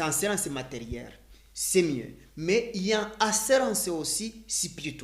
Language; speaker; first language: French; non-native, learner; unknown